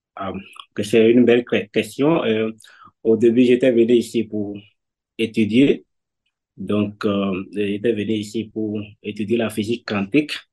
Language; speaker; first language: French; non-native, local second language; Fon